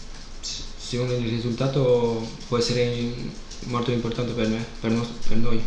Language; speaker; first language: Italian; non-native, fluent; French